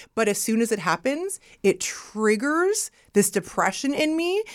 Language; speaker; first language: English; early bilingual, other home language; Yoruba